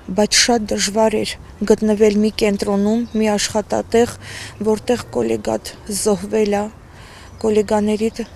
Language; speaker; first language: Armenian; native; Armenian